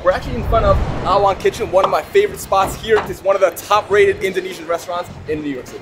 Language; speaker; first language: English; early bilingual, other home language; Indonesian